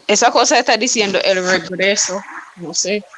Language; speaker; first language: Spanish; non-native, fluent; English